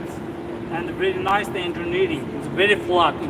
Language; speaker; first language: English; non-native, fluent; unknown